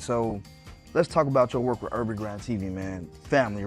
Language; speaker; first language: English; native; English